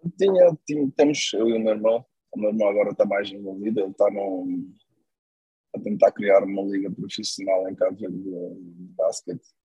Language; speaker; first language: Portuguese; non-native, local second language; Kabuverdianu